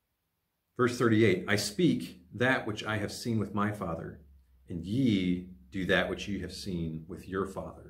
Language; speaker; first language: English; native; English